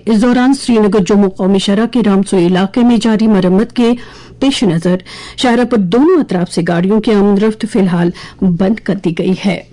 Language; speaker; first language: Urdu; non-native, local second language; Kashmiri